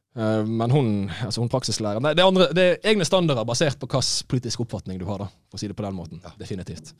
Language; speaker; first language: Norwegian; native; Norwegian